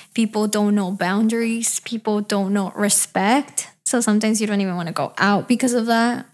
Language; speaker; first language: English; early bilingual, other home language; Spanish